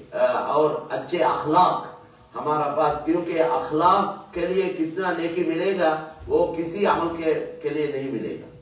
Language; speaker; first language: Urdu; non-native, fluent; Tamil